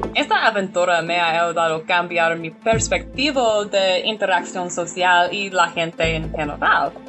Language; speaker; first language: Spanish; non-native, learner; English